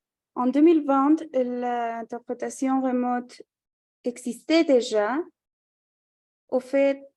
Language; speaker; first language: French; non-native, fluent; Spanish